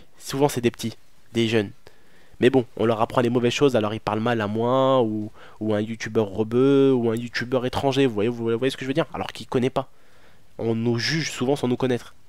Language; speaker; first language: French; early bilingual, other home language; Arabic